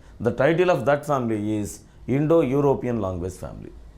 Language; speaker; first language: English; non-native, local second language; Telugu